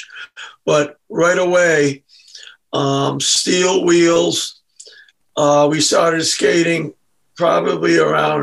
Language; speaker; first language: English; native; English